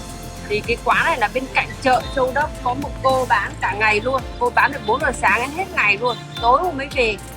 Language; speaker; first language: Vietnamese; native; Vietnamese